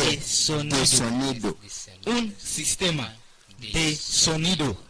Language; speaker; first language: Spanish; non-native, fluent; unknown